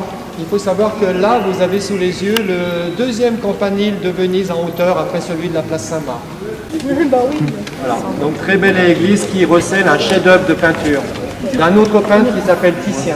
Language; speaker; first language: French; native; French